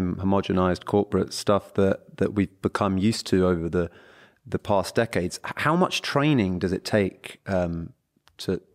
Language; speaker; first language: English; early bilingual, other home language; Portuguese